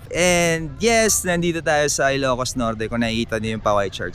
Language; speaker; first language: Filipino; native; Filipino